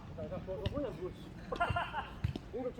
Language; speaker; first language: Korean; native; Korean